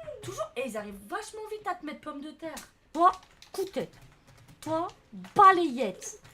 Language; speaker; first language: French; native; French